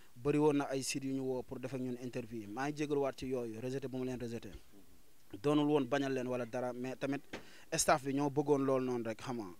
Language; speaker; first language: Wolof; native; Wolof